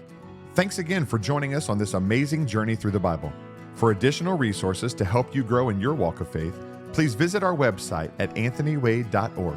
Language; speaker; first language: English; native; English